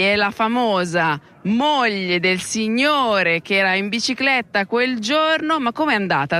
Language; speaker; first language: Italian; native; Italian